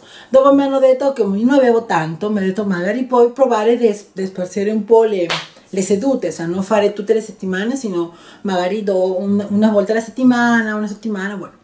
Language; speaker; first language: Italian; non-native, learner; Spanish